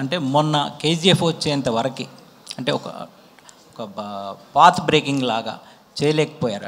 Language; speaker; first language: Telugu; native; Telugu